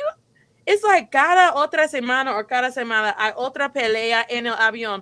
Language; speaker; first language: Spanish; non-native, fluent; English